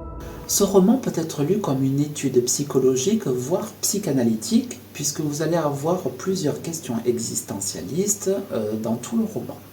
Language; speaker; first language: French; native; French